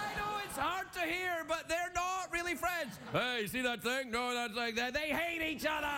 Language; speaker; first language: English; native; English